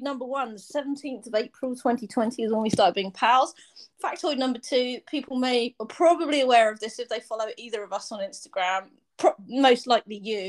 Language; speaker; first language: English; native; English